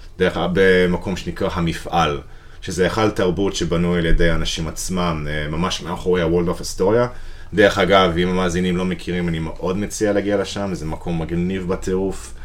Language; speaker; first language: Hebrew; non-native, fluent; English